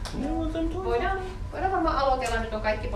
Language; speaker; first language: Finnish; native; Finnish